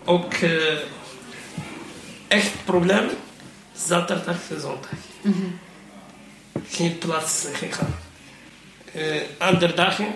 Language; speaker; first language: Dutch; non-native, learner; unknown